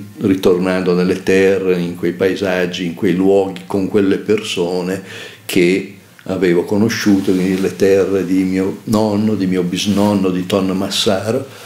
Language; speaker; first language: Italian; native; Italian